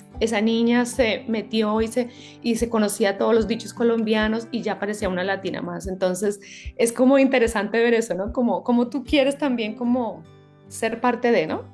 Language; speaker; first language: Spanish; native; Spanish